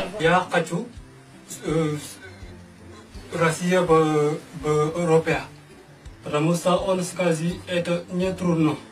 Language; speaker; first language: Russian; non-native, learner; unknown